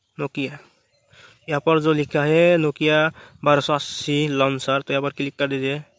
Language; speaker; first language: Hindi; non-native, local second language; Bangla